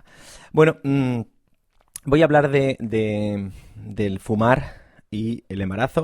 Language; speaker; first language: Spanish; native; Spanish